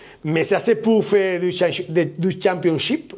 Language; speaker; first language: French; non-native, learner; Spanish